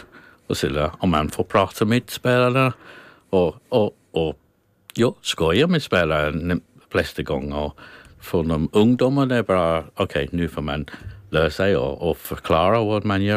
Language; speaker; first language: Swedish; non-native, learner; English